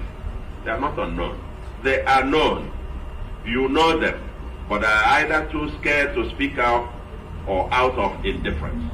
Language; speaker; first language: English; non-native, local second language; Igbo